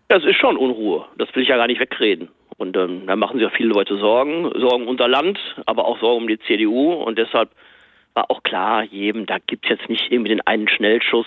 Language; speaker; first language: German; native; German